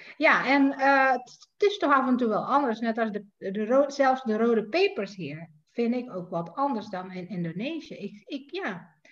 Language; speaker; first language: Dutch; non-native, fluent; Indonesian